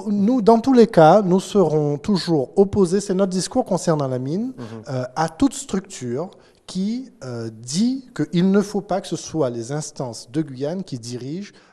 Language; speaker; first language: French; native; French